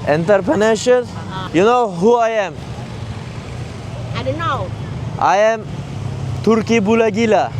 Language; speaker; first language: English; non-native, learner; Turkish